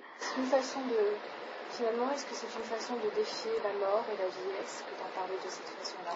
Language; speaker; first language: French; native; French